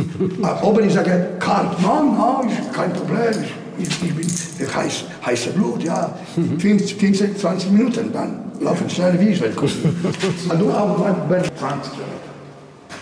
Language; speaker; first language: German; non-native, learner; Polish